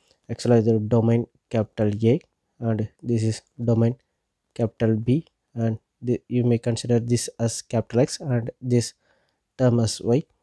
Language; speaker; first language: English; non-native, local second language; Tamil